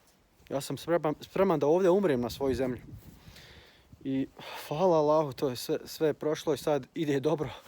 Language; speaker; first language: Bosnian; early bilingual, heritage; Croatian